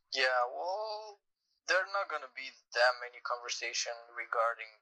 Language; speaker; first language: English; non-native, fluent; Romanian